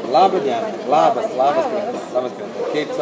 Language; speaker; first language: Lithuanian; non-native, learner; Italian